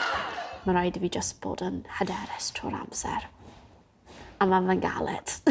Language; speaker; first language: Welsh; non-native, local second language; English